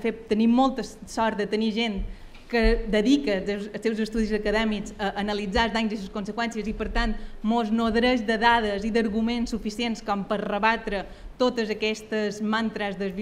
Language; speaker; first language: Catalan; native; Catalan